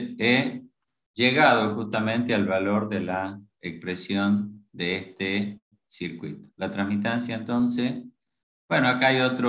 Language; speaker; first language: Spanish; native; Spanish